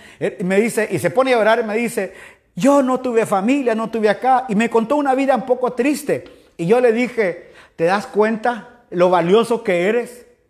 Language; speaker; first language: Spanish; native; Spanish